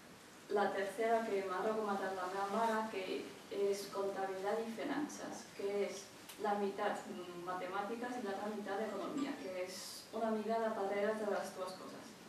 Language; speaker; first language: Catalan; early bilingual, other home language; Chinese